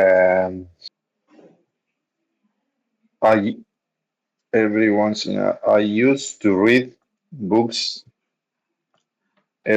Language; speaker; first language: English; non-native, learner; Spanish